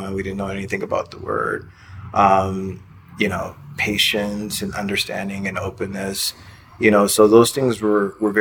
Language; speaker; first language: English; native; English